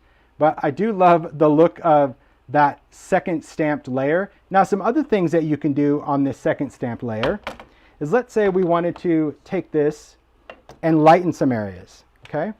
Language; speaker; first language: English; native; English